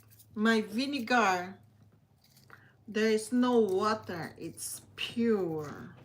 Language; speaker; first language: English; non-native, learner; Filipino